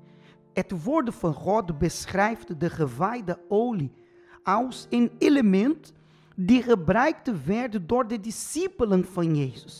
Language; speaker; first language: Dutch; non-native, fluent; Portuguese